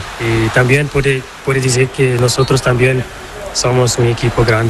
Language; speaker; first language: Spanish; non-native, fluent; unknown